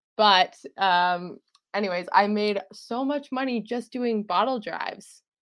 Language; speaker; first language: English; native; English